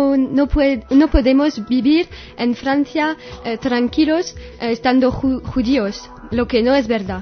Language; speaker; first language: Spanish; non-native, learner; French